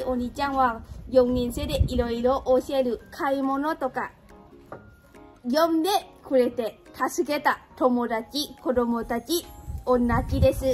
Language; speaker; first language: Japanese; non-native, learner; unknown